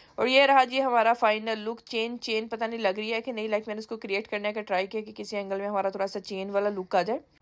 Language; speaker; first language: Urdu; native; Urdu